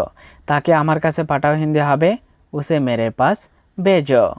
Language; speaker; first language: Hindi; non-native, fluent; Bangla